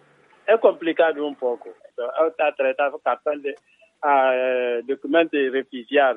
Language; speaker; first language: Portuguese; non-native, learner; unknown